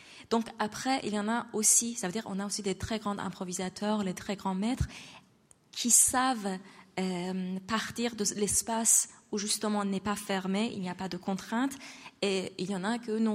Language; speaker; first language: French; non-native, fluent; Persian